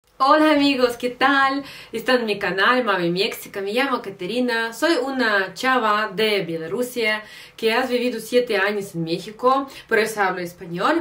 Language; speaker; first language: Spanish; non-native, fluent; Russian